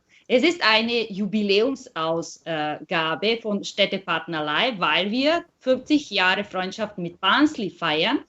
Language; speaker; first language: German; non-native, fluent; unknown